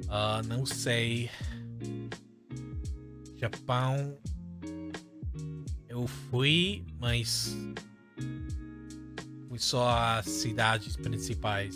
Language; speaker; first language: Portuguese; non-native, fluent; English